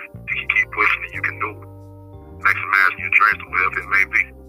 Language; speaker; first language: English; native; English